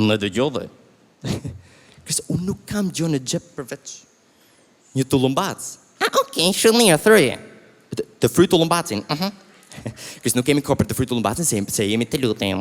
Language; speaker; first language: Albanian; early bilingual, heritage; Albanian